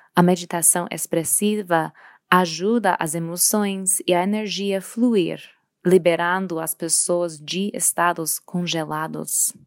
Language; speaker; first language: Portuguese; non-native, fluent; English